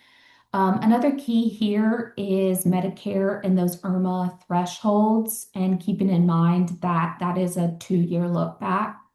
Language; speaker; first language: English; native; English